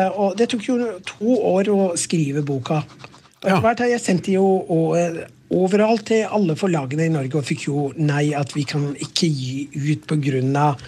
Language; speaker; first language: Norwegian; non-native, fluent; Somali